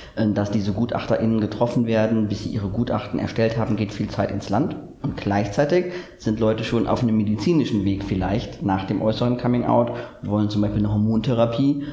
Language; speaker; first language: German; native; German